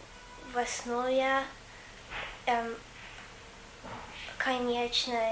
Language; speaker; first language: Russian; non-native, learner; English